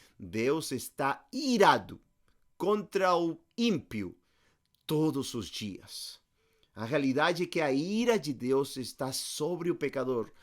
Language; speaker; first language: Portuguese; non-native, fluent; Spanish